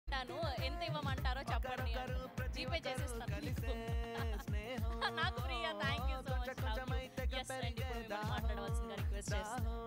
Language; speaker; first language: Telugu; native; Telugu